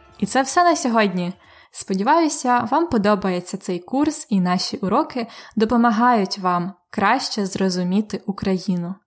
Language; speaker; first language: Ukrainian; native; Ukrainian